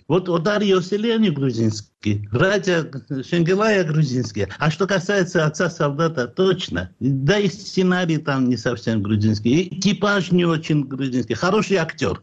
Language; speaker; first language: Russian; non-native, local second language; Georgian